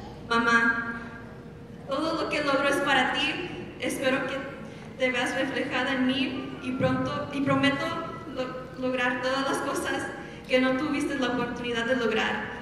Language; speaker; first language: Spanish; early bilingual, heritage; Spanish